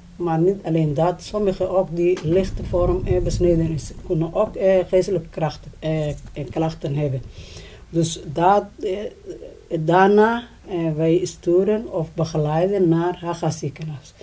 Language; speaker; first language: Dutch; non-native, learner; Somali